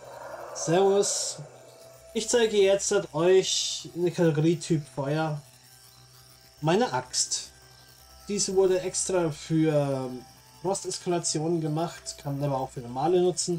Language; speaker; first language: German; native; German